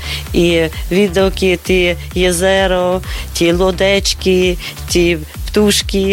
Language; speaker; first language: Polish; non-native, learner; Ukrainian